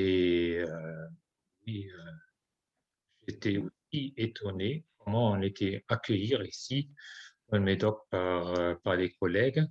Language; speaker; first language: French; non-native, fluent; German